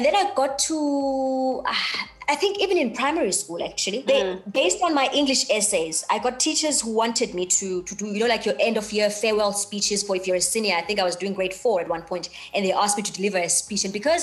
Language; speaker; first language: English; non-native, local second language; Xhosa